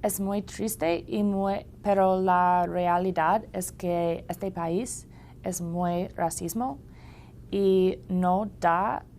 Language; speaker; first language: Spanish; non-native, learner; English